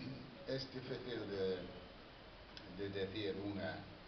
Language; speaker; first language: Spanish; non-native, fluent; English